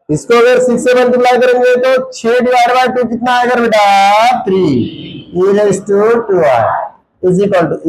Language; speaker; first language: Hindi; non-native, local second language; Marathi